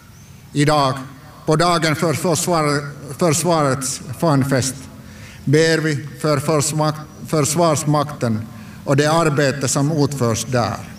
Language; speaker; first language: Swedish; non-native, local second language; Finnish